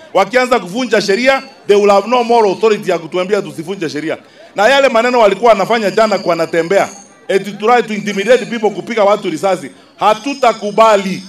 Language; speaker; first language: Swahili; non-native, local second language; Gusii